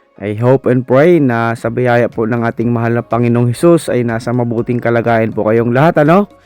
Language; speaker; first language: Filipino; non-native, local second language; Cebuano